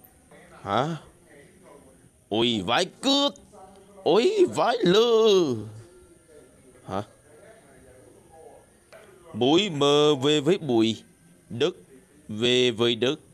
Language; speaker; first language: Vietnamese; native; Vietnamese